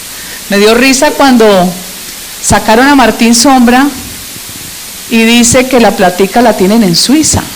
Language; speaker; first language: Spanish; native; Spanish